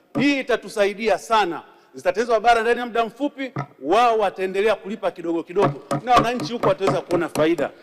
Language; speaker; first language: Swahili; native; Swahili